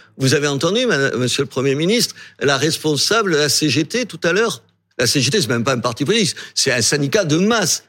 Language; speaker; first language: French; native; French